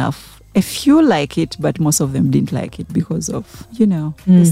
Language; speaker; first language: English; non-native, local second language; Ganda